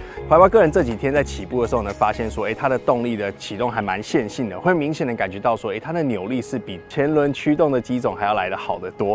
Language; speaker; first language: Chinese; native; Chinese